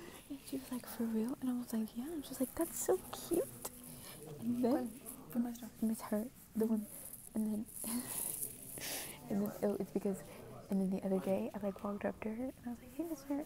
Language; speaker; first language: English; early bilingual, other home language; Spanish